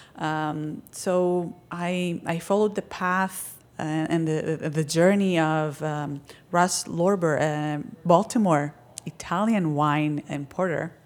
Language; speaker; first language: English; non-native, fluent; Greek